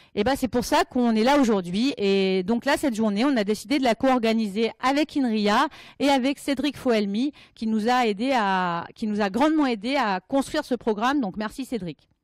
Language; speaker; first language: French; native; French